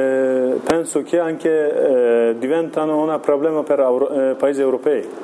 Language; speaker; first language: Italian; non-native, learner; Kurdish